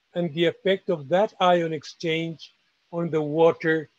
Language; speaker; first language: English; non-native, fluent; Spanish